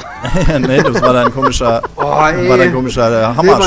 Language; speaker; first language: German; native; German